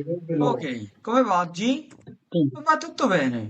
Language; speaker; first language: Italian; non-native, fluent; Bangla